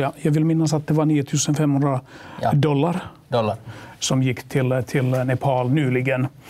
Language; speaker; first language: Swedish; non-native, local second language; Finnish